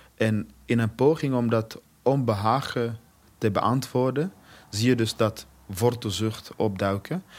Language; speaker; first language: Dutch; non-native, fluent; Swahili